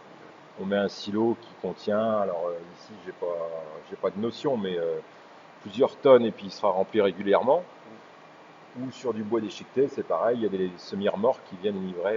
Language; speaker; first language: French; native; French